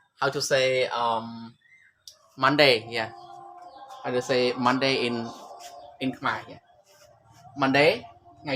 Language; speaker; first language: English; non-native, learner; Khmer